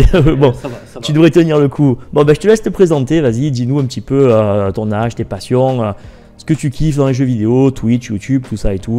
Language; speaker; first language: French; native; French